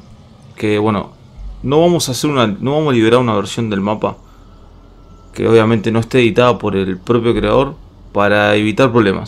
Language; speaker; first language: Spanish; native; Spanish